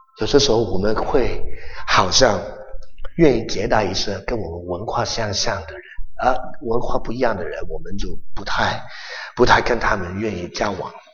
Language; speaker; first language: Chinese; non-native, local second language; Cantonese